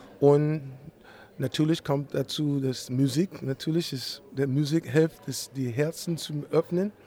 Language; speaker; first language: German; non-native, learner; English